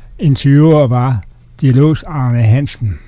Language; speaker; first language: Danish; native; Danish